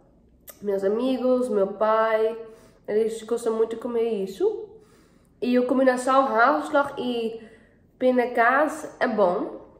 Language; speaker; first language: Portuguese; non-native, learner; Dutch